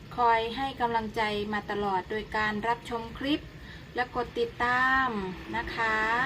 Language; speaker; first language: Thai; native; Thai